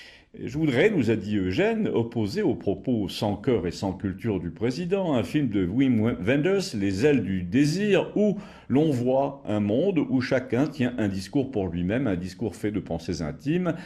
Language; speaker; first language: French; native; French